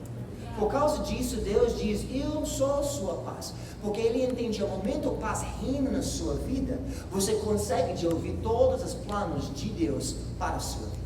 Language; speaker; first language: Portuguese; non-native, fluent; English